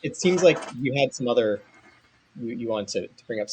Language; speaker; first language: English; native; English